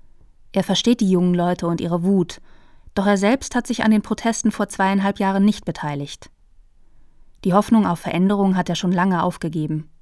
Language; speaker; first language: German; native; German